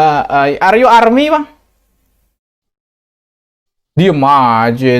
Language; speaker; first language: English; non-native, learner; Indonesian